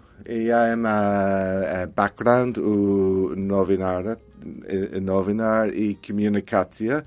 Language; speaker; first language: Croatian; non-native, learner; English